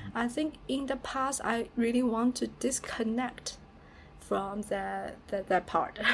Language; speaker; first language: English; non-native, fluent; Chinese